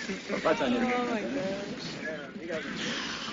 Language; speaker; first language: English; native; English